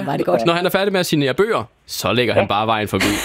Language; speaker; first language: Danish; native; Danish